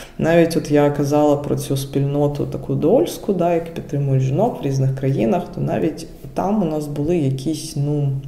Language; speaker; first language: Ukrainian; non-native, local second language; Russian